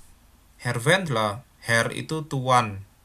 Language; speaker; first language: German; non-native, fluent; Indonesian